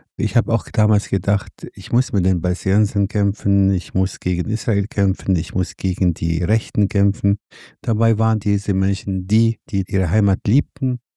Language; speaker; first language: German; non-native, fluent; Arabic